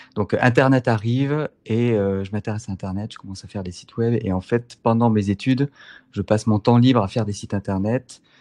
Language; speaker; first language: French; native; French